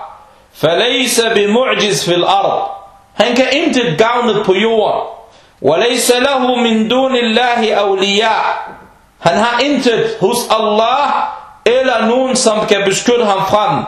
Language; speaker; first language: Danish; non-native, fluent; Arabic